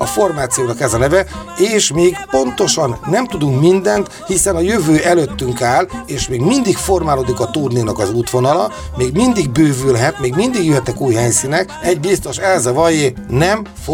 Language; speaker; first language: Hungarian; native; Hungarian